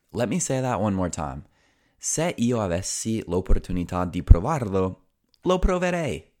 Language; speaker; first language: Italian; non-native, fluent; English